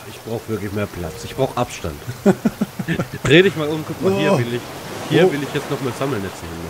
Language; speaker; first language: German; native; German